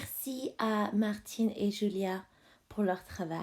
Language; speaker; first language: French; non-native, fluent; English